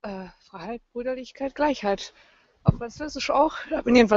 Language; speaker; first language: German; native; German